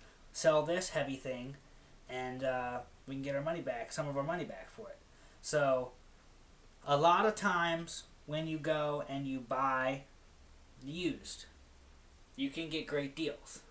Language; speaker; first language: English; native; English